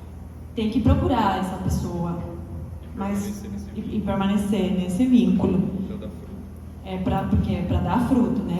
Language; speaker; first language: Portuguese; non-native, fluent; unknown